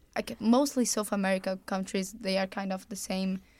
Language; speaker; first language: English; non-native, fluent; Portuguese